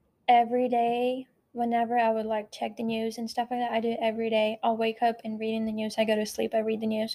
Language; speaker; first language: English; non-native, fluent; Ukrainian